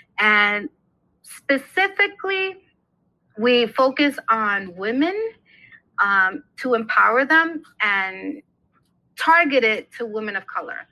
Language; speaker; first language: English; native; English